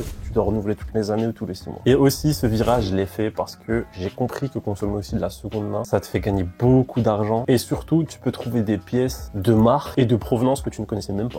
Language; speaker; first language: French; native; French